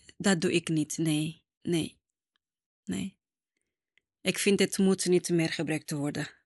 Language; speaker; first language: Dutch; non-native, fluent; Portuguese